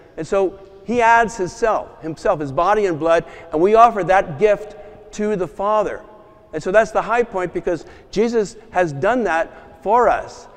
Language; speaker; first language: English; native; English